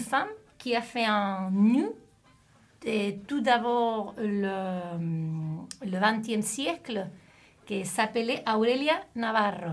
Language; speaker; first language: French; non-native, fluent; Spanish